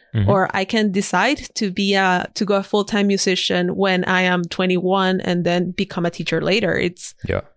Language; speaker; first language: English; non-native, fluent; Spanish